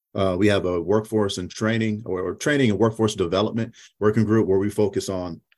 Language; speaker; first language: English; native; English